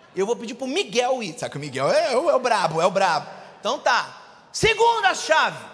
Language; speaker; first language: Portuguese; native; Portuguese